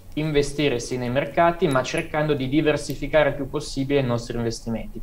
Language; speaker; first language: Italian; native; Italian